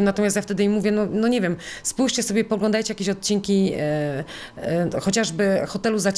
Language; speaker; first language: Polish; native; Polish